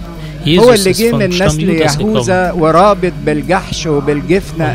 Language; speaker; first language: German; non-native, fluent; Arabic